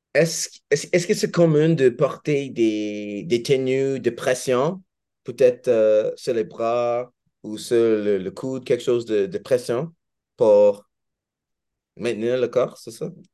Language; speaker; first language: French; non-native, learner; English